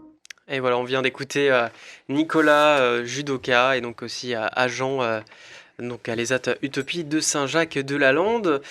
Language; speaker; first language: French; native; French